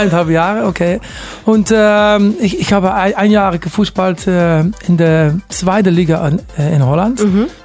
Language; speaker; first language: German; non-native, learner; Dutch